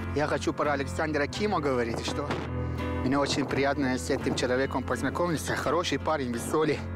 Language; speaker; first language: Russian; non-native, learner; Persian